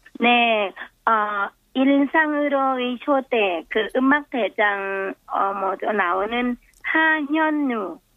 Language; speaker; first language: Korean; non-native, fluent; Thai